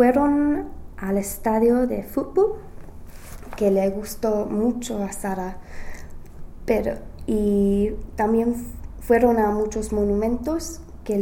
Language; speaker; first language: Spanish; non-native, learner; English